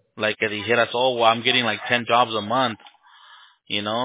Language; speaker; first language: English; early bilingual, other home language; Spanish